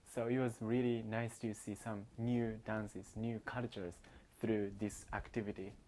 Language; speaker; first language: English; non-native, learner; Japanese